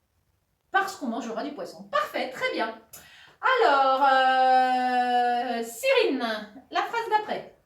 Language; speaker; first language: French; native; French